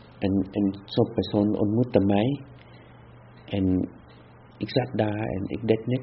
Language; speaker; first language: Dutch; non-native, fluent; Vietnamese